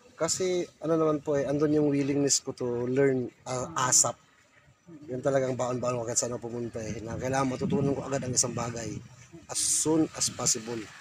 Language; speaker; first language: Filipino; native; Filipino